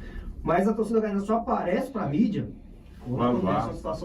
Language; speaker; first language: Portuguese; native; Portuguese